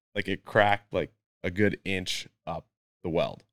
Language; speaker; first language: English; native; English